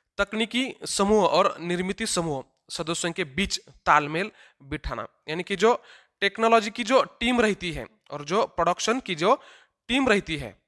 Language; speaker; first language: Hindi; non-native, local second language; Marathi